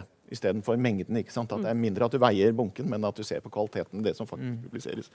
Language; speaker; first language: Norwegian; native; Norwegian